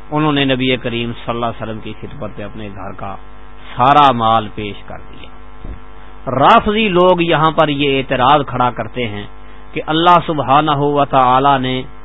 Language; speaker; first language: Urdu; non-native, local second language; Punjabi